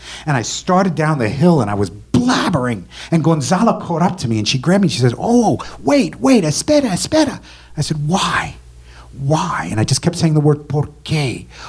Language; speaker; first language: English; native; English